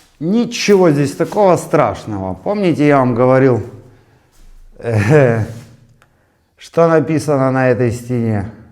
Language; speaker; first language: Russian; native; Russian